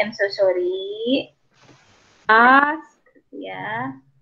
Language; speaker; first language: English; non-native, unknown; Indonesian